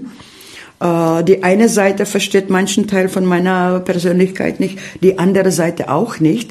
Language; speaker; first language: German; non-native, fluent; Czech